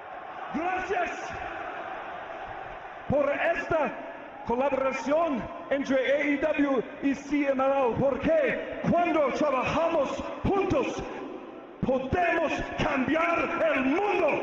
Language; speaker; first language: Spanish; non-native, learner; English